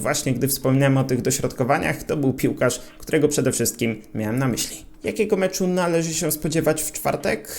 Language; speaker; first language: Polish; native; Polish